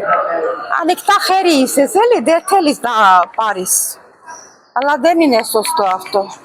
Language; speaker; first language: Greek; non-native, learner; Armenian